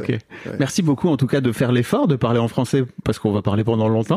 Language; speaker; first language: French; native; French